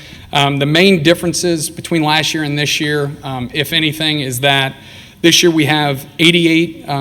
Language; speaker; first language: English; native; English